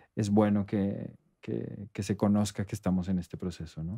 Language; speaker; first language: Spanish; native; Spanish